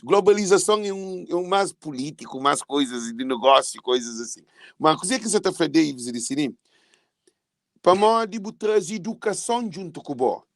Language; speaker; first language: Portuguese; non-native, local second language; Kabuverdianu